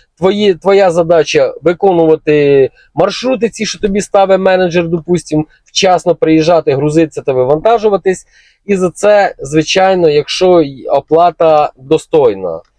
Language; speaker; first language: Ukrainian; non-native, local second language; Russian